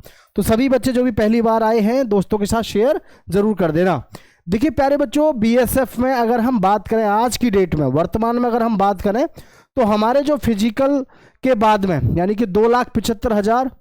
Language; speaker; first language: Hindi; native; Hindi